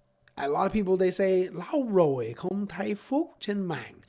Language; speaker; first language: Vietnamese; non-native, learner; English